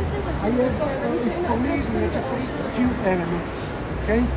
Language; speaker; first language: English; non-native, learner; Italian